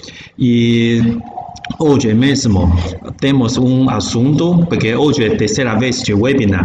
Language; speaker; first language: Portuguese; non-native, learner; Chinese